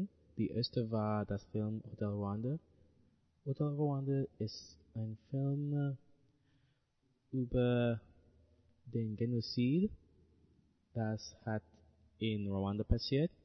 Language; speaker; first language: German; non-native, learner; English